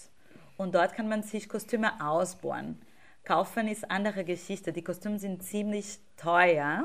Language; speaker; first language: German; non-native, fluent; Portuguese